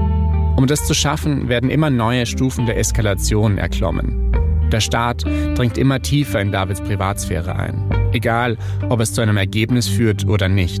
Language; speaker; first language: German; native; German